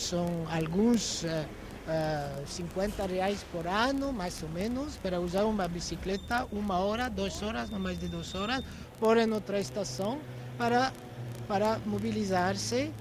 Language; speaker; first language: Portuguese; non-native, fluent; French